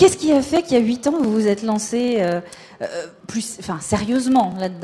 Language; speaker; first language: French; native; French